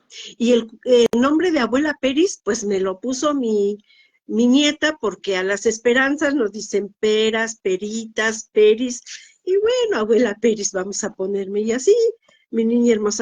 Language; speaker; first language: Spanish; native; Spanish